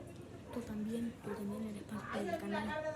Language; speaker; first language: Spanish; native; Spanish